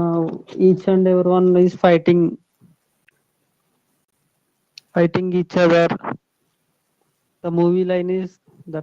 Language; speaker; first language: English; non-native, learner; Telugu